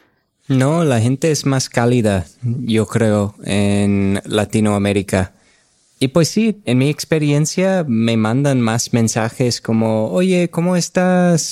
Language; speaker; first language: Spanish; non-native, fluent; English